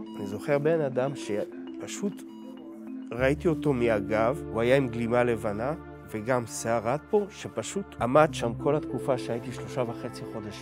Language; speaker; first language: Hebrew; early bilingual, other home language; French